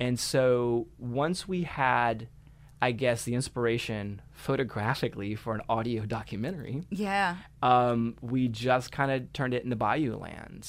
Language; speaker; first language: English; native; English